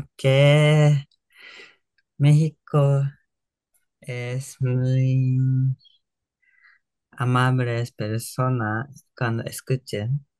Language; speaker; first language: Spanish; non-native, learner; Japanese